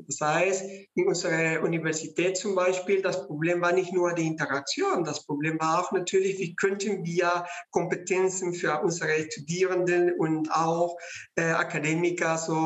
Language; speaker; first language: German; non-native, fluent; Spanish